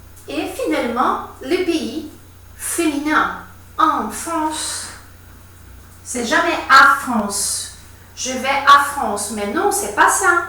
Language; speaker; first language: French; non-native, fluent; Portuguese